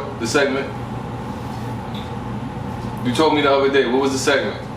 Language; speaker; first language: English; native; English